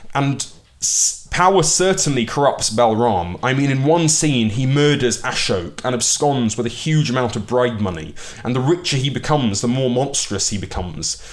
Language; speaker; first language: English; early bilingual, other home language; Hindi